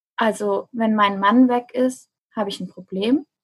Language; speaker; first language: German; native; German